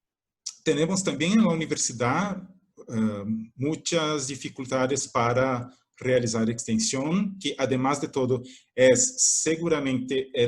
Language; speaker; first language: Spanish; non-native, fluent; Portuguese